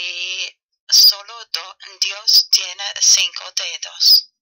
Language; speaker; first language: Spanish; non-native, learner; German